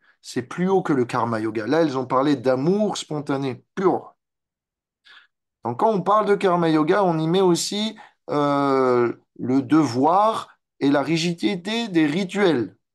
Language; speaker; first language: French; native; French